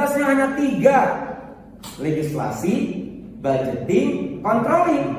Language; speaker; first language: Indonesian; native; Indonesian